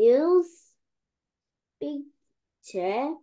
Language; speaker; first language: English; non-native, learner; Korean